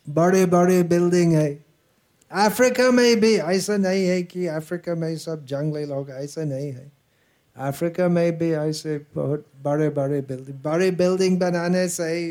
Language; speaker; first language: Hindi; non-native, fluent; English